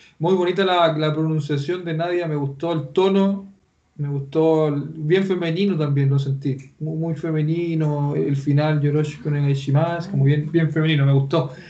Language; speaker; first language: Spanish; native; Spanish